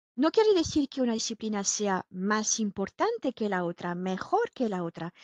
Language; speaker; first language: Spanish; non-native, fluent; French